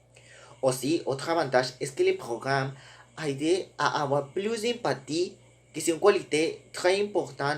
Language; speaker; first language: French; non-native, learner; Spanish